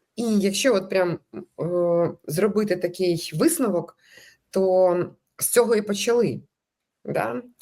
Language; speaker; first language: Ukrainian; non-native, local second language; Russian